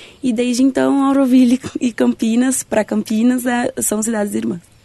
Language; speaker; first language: Portuguese; native; Portuguese